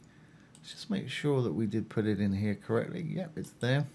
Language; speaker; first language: English; native; English